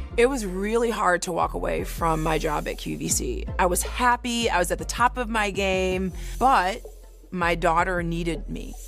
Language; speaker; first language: English; native; English